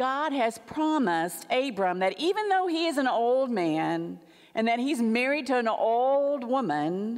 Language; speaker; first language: English; native; English